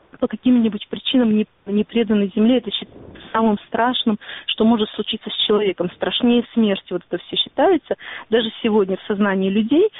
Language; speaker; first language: Russian; non-native, local second language; Ingush